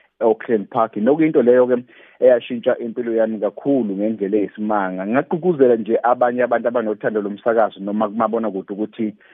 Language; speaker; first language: Zulu; native; Zulu